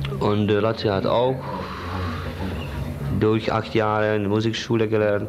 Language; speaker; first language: German; non-native, learner; Hungarian